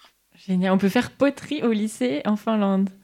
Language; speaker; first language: French; native; French